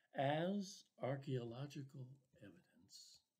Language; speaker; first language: Spanish; non-native, fluent; English